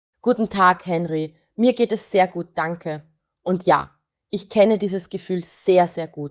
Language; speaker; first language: German; non-native, fluent; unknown